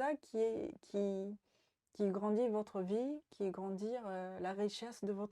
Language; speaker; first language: French; non-native, fluent; Japanese